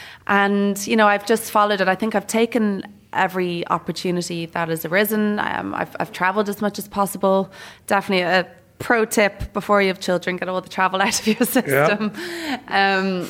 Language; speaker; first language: English; native; English